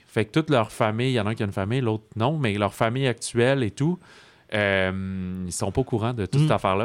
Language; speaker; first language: French; native; French